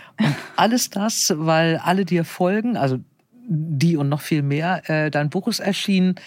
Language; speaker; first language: German; native; German